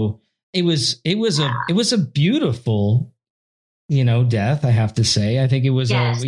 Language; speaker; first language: English; native; English